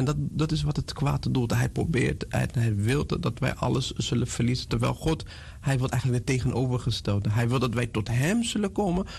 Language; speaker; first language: Dutch; non-native, fluent; Portuguese